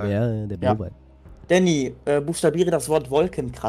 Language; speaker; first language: German; native; German